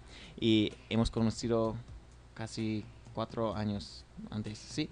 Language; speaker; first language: Spanish; non-native, learner; English